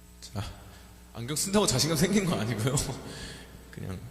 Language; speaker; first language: Korean; native; Korean